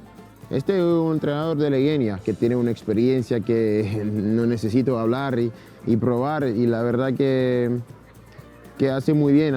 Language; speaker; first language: Spanish; non-native, fluent; French